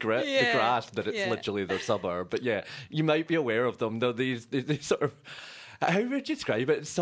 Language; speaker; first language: English; native; English